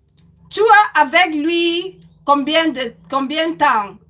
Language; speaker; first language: French; non-native, learner; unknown